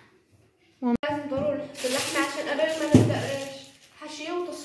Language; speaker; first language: Arabic; native; Arabic